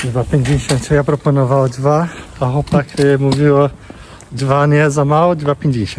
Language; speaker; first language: Polish; non-native, learner; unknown